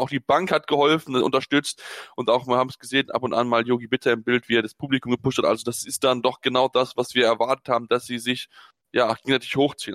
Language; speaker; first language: German; native; German